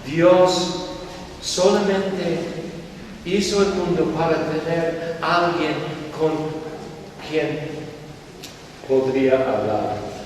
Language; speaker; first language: Spanish; non-native, fluent; English